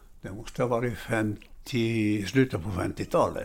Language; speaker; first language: Swedish; non-native, fluent; Italian